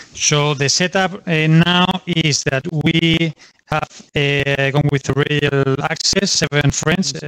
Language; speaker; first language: English; non-native, fluent; Spanish